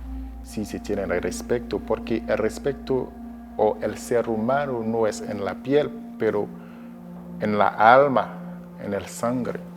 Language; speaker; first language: Spanish; non-native, learner; Haitian Creole